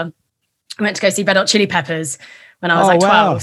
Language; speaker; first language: English; native; English